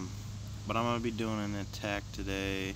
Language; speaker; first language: English; native; English